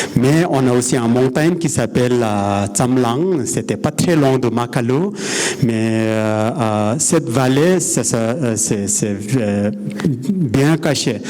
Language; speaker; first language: French; non-native, fluent; Sherpa